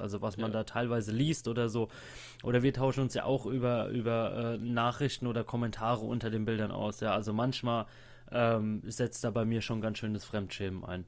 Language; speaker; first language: German; native; German